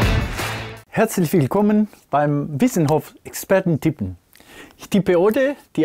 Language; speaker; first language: German; non-native, fluent; Spanish